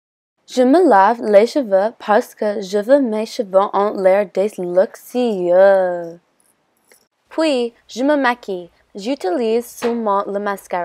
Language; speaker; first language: French; non-native, learner; English